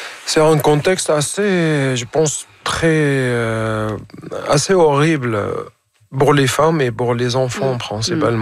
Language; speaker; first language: French; non-native, fluent; Arabic